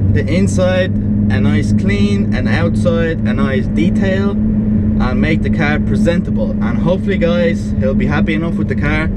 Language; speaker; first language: English; native; English